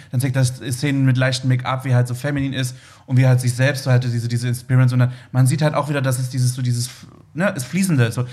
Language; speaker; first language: German; native; German